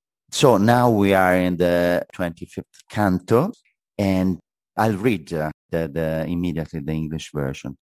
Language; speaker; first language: English; non-native, fluent; Italian